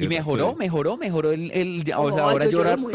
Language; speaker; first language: Spanish; native; Spanish